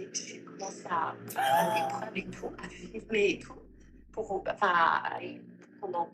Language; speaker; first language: French; native; French